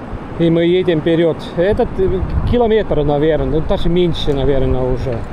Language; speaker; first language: Russian; non-native, learner; Estonian